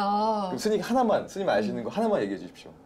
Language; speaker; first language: Korean; native; Korean